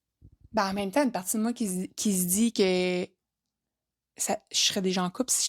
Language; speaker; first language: French; native; French